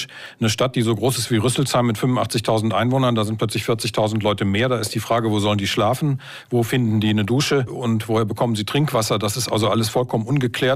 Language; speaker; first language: German; native; German